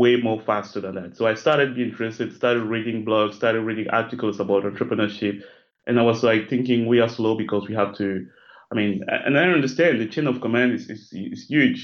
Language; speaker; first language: English; non-native, local second language; French